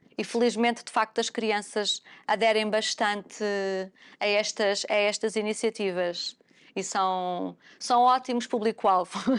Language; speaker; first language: Portuguese; native; Portuguese